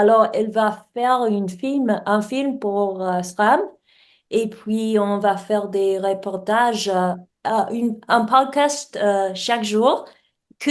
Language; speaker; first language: French; non-native, learner; English